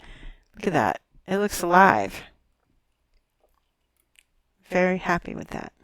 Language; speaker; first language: English; native; English